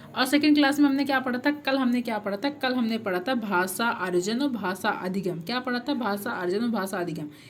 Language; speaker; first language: Hindi; native; Hindi